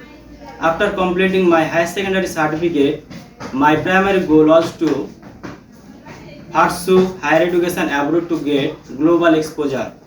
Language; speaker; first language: English; non-native, learner; Bangla